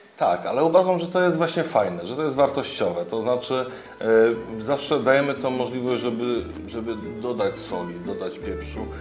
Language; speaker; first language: Polish; native; Polish